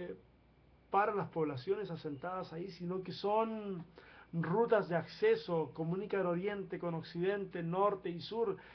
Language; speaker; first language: Spanish; native; Spanish